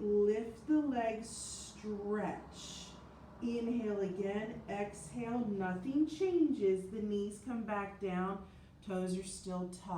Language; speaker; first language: English; native; English